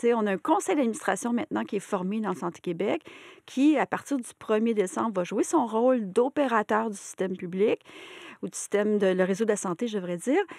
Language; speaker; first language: French; native; French